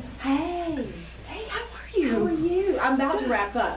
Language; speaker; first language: English; native; English